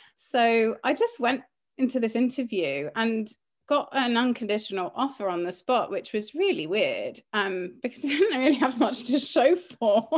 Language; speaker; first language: English; early bilingual, other home language; Greek